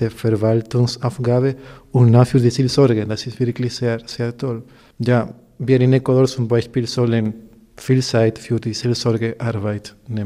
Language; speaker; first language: German; non-native, fluent; Spanish